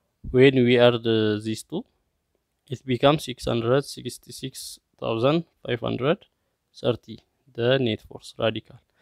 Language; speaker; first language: English; non-native, fluent; Amharic